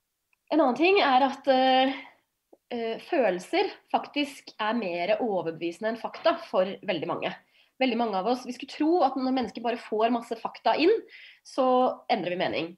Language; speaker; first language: Norwegian; native; Norwegian